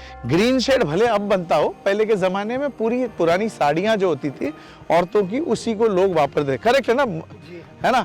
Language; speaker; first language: Hindi; non-native, local second language; Marathi